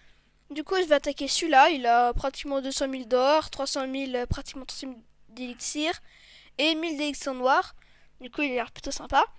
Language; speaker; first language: French; native; French